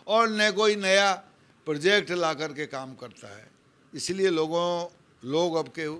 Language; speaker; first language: Hindi; native; Hindi